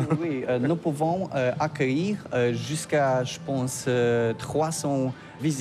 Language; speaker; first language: French; non-native, learner; Polish